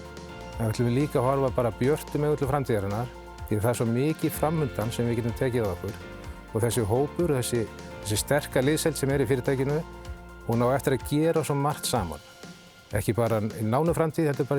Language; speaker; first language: Icelandic; native; Icelandic